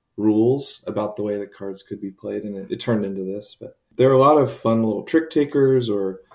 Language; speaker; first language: English; native; English